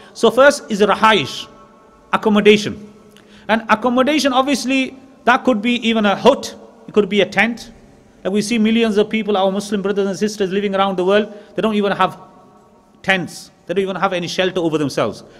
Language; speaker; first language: English; native; English